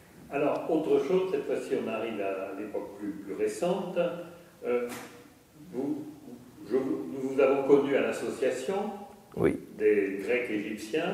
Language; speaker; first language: French; native; French